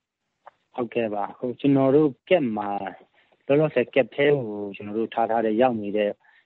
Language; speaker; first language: Burmese; non-native, local second language; Hakha Chin